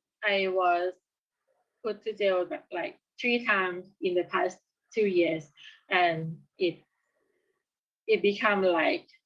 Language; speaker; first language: English; non-native, learner; Thai